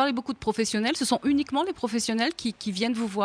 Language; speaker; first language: French; native; French